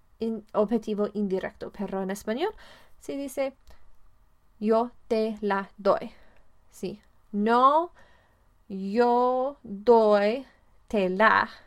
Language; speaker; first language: Spanish; non-native, fluent; English